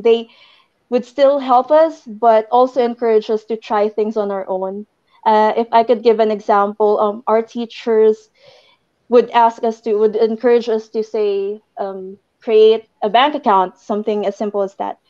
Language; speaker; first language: English; non-native, local second language; Filipino